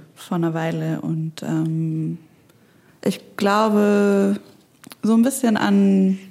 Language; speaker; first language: German; native; German